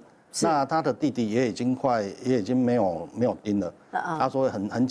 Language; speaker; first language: Chinese; native; Chinese